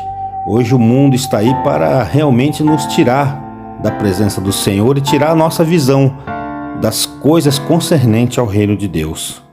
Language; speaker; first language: Portuguese; native; Portuguese